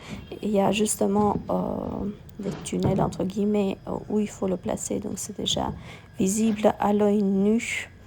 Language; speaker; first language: French; non-native, fluent; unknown